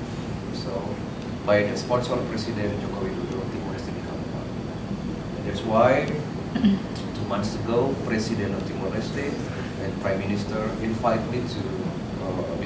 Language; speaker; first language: English; non-native, learner; Indonesian